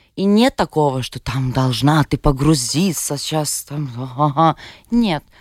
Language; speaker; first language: Russian; non-native, fluent; Lithuanian